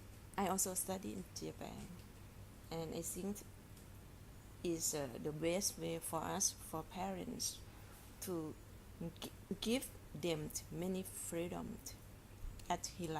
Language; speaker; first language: English; non-native, learner; Thai